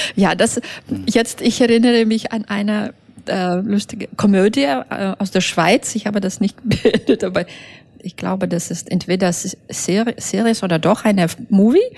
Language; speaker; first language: German; non-native, fluent; Russian